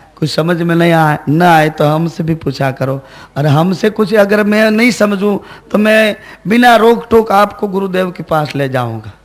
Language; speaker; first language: Hindi; non-native, local second language; Gujarati